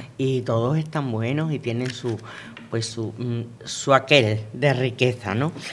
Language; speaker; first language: Spanish; native; Spanish